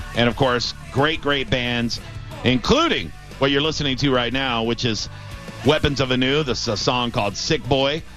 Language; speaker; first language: English; native; English